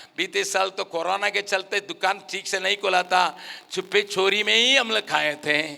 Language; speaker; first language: Hindi; non-native, local second language; Tamil